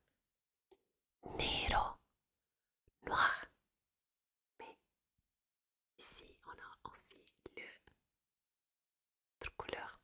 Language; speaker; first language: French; non-native, fluent; Italian